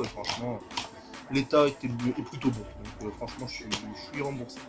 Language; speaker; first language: French; native; French